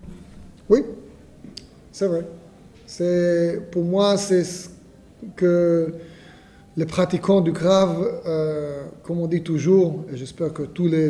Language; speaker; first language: French; non-native, fluent; Hebrew